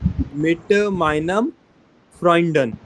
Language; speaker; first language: German; non-native, fluent; Hindi